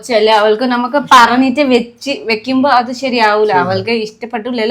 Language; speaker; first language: Malayalam; non-native, fluent; Nepali